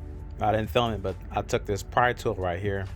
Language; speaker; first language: English; native; English